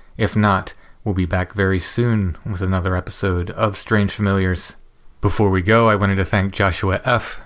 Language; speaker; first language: English; native; English